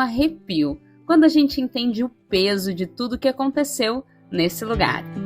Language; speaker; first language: Portuguese; native; Portuguese